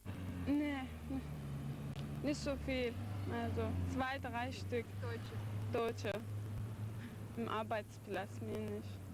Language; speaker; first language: German; non-native, learner; Turkish